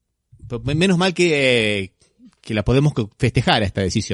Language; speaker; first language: Spanish; native; Spanish